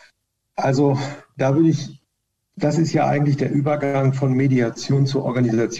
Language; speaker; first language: German; native; German